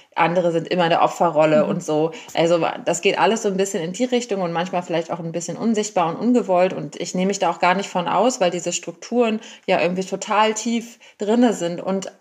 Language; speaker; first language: German; native; German